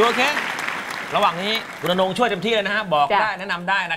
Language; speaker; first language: Thai; native; Thai